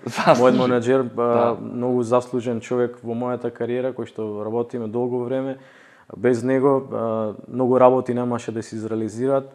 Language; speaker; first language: Macedonian; native; Macedonian